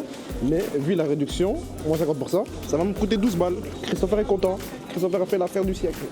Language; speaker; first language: French; native; French